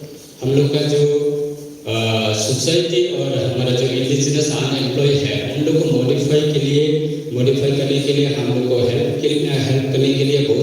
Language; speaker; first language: Hindi; non-native, local second language; Kok Borok